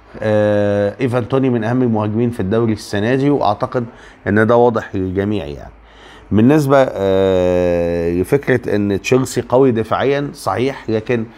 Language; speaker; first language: Arabic; native; Arabic